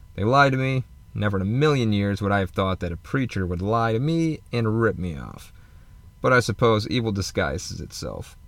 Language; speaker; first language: English; native; English